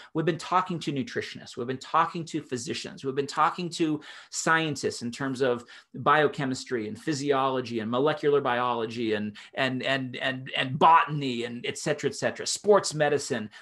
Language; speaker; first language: English; native; English